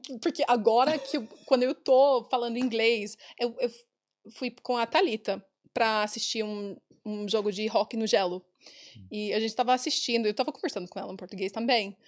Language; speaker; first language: Portuguese; non-native, fluent; English